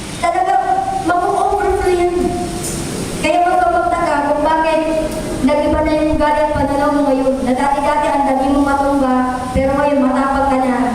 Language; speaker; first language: Filipino; native; Filipino